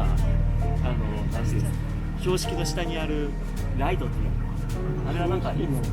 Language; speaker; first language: Japanese; native; Japanese